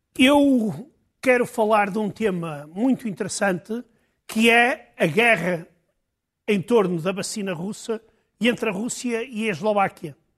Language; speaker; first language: Portuguese; native; Portuguese